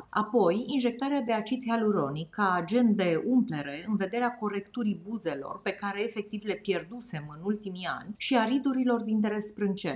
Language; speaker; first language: Romanian; native; Romanian